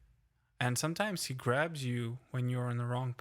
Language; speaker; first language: English; non-native, fluent; Ukrainian